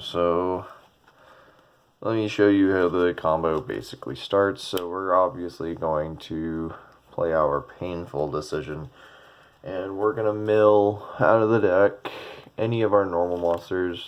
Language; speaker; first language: English; native; English